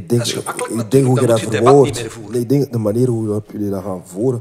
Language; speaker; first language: Dutch; early bilingual, other home language; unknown